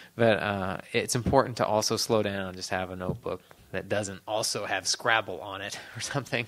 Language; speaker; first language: English; native; English